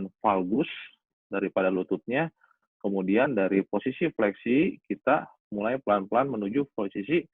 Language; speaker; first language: Indonesian; native; Indonesian